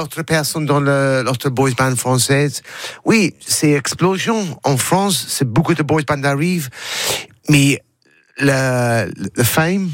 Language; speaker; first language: French; non-native, learner; English